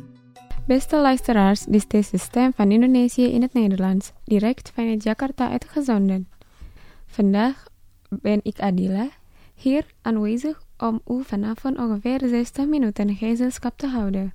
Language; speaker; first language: Dutch; non-native, fluent; Indonesian